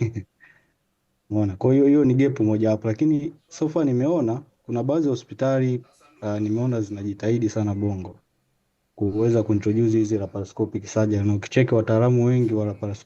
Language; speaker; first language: Swahili; native; Swahili